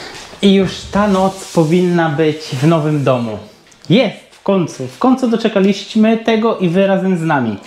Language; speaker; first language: Polish; native; Polish